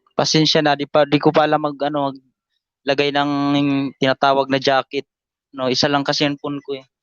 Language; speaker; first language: Filipino; non-native, local second language; Waray